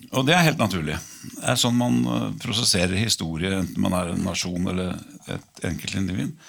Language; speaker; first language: Norwegian; native; Norwegian